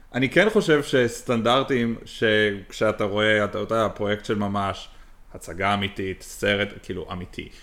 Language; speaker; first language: Hebrew; native; Hebrew